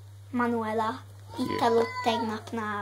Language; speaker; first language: Hungarian; early bilingual, heritage; Hungarian